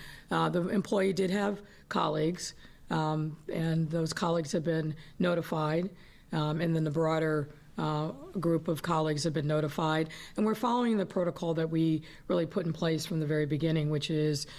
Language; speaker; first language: English; native; English